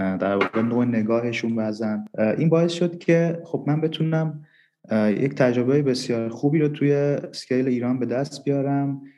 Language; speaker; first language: Persian; non-native, local second language; Armenian